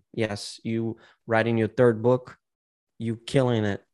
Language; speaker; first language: English; non-native, fluent; Portuguese